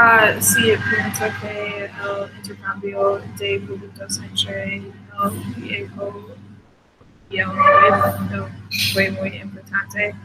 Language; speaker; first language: Spanish; non-native, learner; English